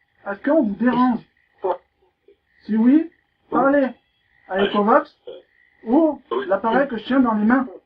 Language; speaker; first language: French; native; French